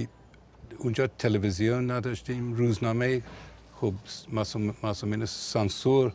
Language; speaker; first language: Persian; non-native, fluent; English